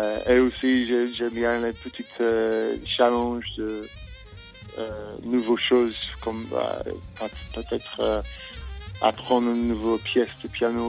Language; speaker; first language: French; non-native, fluent; English